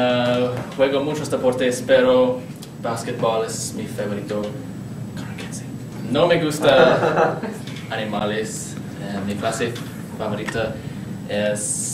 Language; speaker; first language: Spanish; non-native, learner; English